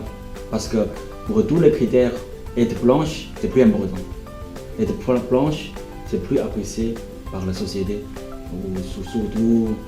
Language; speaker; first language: French; non-native, fluent; Chinese